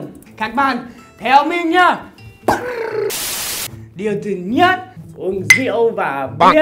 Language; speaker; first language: Vietnamese; non-native, fluent; English